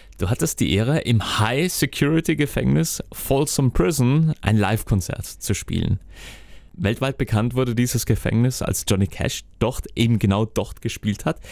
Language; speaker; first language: German; native; German